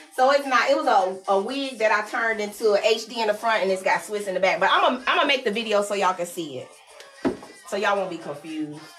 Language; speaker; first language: English; native; English